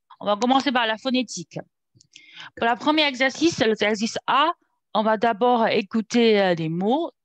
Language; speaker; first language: French; non-native, fluent; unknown